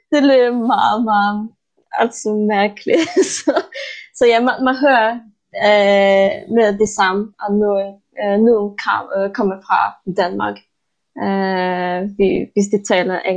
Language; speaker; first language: Danish; non-native, fluent; Polish